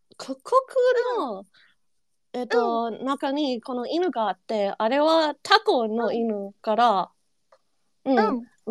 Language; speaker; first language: Japanese; non-native, learner; English